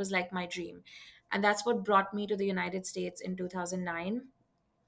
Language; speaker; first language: English; non-native, local second language; Hindi